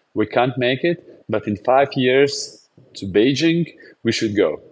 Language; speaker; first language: English; non-native, fluent; Latvian